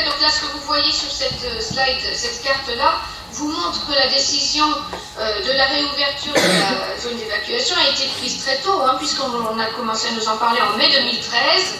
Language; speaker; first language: French; native; French